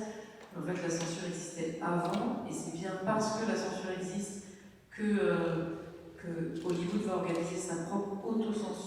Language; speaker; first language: French; native; French